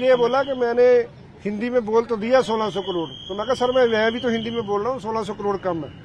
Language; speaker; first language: Hindi; non-native, local second language; Punjabi